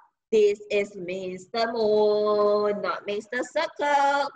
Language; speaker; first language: English; non-native, local second language; Chinese